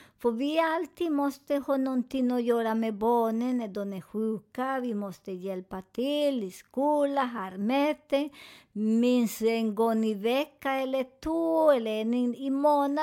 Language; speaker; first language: Swedish; non-native, learner; Spanish